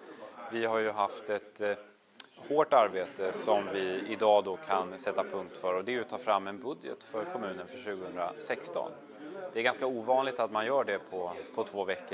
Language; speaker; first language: Swedish; native; Swedish